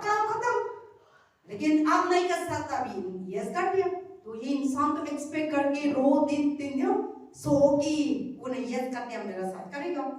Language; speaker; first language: Hindi; non-native, local second language; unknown